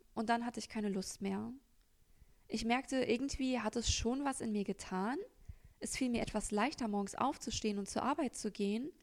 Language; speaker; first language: German; native; German